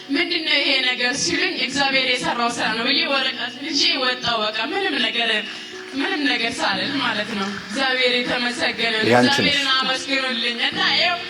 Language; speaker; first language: Amharic; native; Amharic